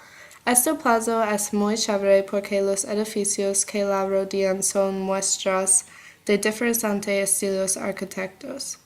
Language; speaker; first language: Spanish; non-native, learner; English